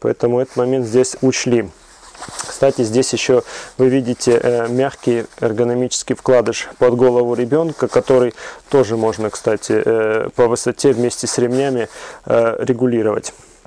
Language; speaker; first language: Russian; native; Russian